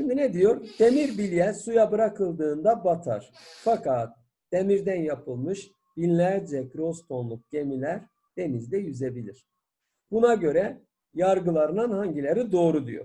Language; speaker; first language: Turkish; native; Turkish